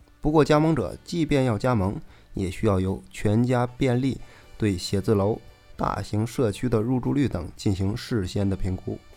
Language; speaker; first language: Chinese; native; Chinese